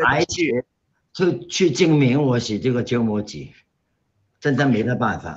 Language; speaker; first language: Chinese; non-native, local second language; Cantonese